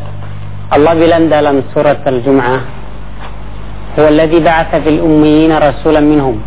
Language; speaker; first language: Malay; non-native, fluent; Arabic